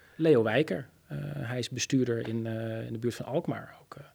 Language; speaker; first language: Dutch; native; Dutch